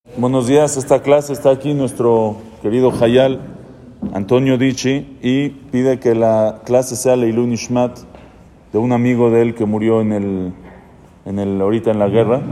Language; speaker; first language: Spanish; native; Spanish